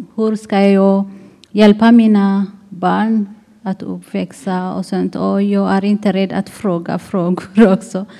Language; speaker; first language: Swedish; non-native, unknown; Tigrinya